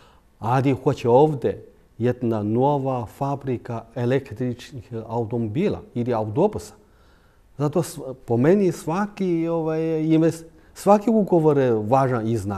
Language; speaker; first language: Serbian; non-native, fluent; Chinese